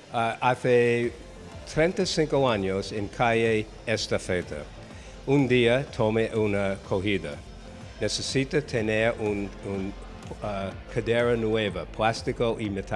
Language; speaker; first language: Spanish; non-native, learner; English